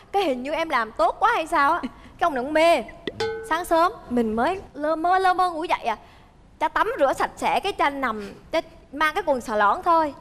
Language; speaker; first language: Vietnamese; early bilingual, other home language; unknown